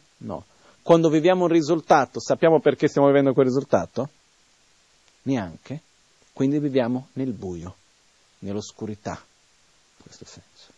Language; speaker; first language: Italian; non-native, fluent; Portuguese